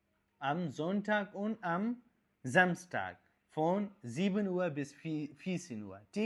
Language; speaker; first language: German; non-native, fluent; Urdu